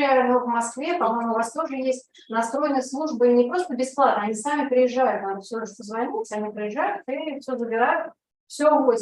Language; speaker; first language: Russian; native; Russian